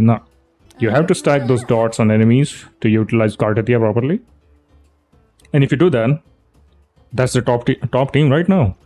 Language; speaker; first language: English; non-native, local second language; Hindi